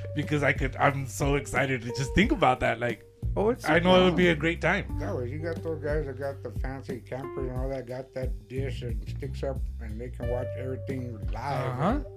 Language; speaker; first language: English; native; English